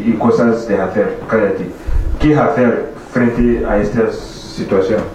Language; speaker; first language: Spanish; non-native, fluent; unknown